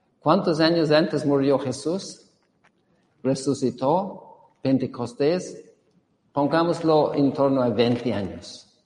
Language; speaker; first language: Spanish; non-native, fluent; English